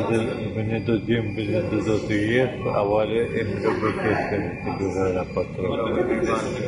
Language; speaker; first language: Hebrew; non-native, learner; Russian